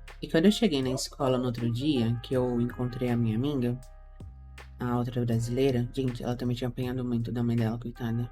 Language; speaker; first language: Portuguese; native; Portuguese